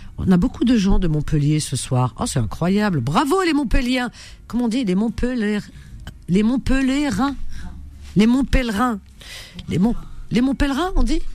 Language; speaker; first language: French; native; French